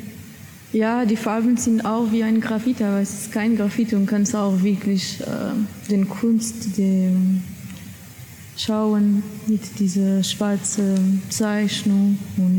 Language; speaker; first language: German; non-native, learner; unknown